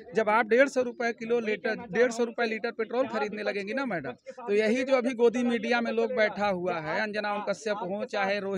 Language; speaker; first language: Hindi; native; Hindi